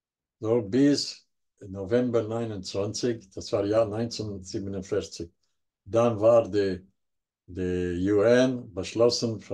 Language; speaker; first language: German; non-native, learner; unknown